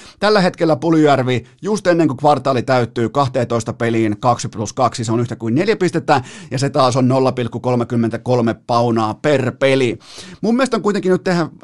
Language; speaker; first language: Finnish; native; Finnish